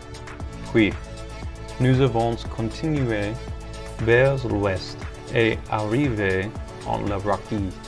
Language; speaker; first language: French; non-native, learner; English